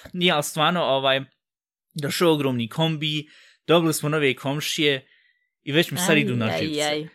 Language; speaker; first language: Bosnian; early bilingual, heritage; Bosnian